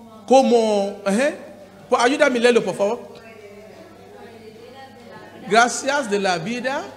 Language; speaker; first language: Spanish; non-native, learner; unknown